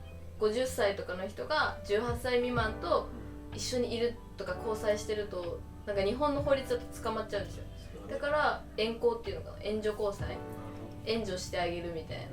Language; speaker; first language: Japanese; native; Japanese